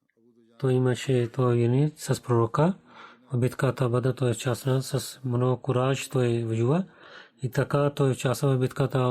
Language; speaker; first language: Bulgarian; non-native, learner; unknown